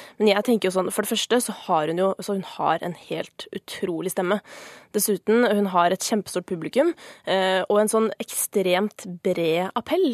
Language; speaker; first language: Norwegian; native; Norwegian